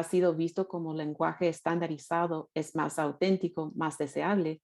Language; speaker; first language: Spanish; non-native, fluent; English